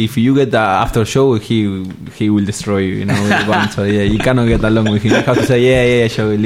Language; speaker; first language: English; non-native, fluent; Spanish